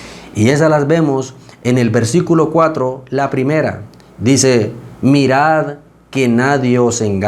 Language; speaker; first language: Spanish; native; Spanish